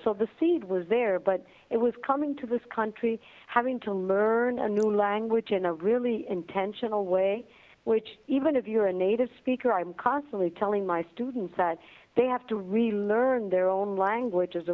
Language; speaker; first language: English; non-native, fluent; Spanish